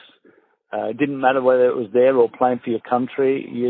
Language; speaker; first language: English; native; English